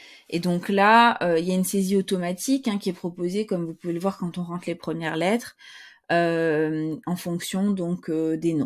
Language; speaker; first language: French; native; French